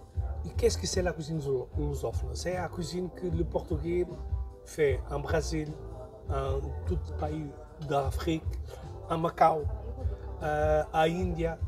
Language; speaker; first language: French; non-native, learner; Portuguese